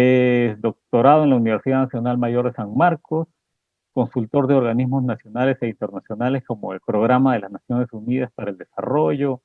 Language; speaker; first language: Spanish; native; Spanish